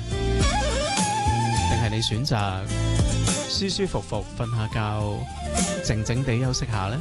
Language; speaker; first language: Chinese; non-native, local second language; Cantonese